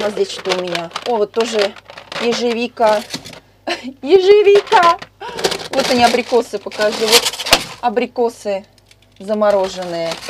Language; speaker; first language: Russian; native; Russian